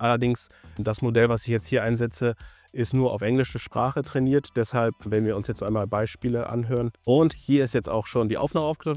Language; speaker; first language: German; native; German